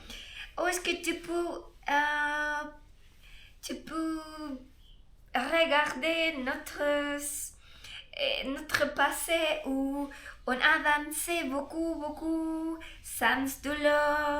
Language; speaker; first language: French; non-native, learner; Spanish